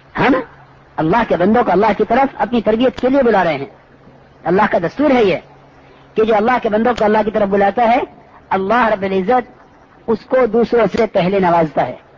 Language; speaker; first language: Urdu; native; Urdu